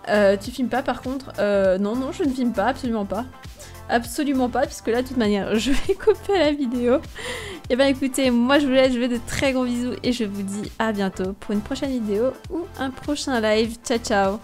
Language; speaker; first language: French; native; French